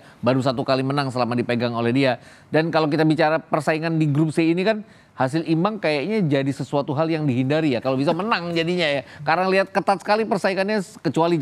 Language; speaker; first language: Indonesian; native; Indonesian